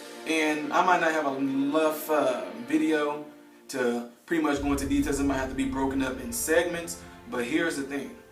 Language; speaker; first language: English; native; English